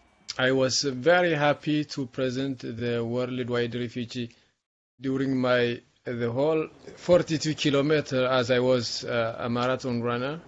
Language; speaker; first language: English; non-native, learner; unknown